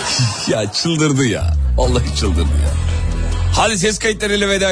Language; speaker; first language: Turkish; native; Turkish